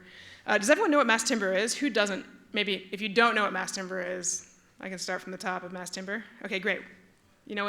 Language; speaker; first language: English; native; English